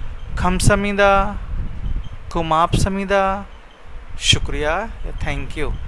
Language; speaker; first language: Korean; non-native, fluent; Urdu